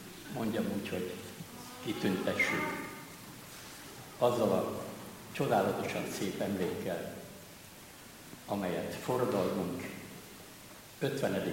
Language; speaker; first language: Hungarian; native; Hungarian